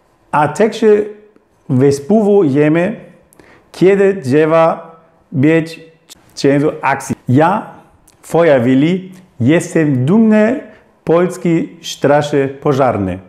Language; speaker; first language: Polish; non-native, learner; German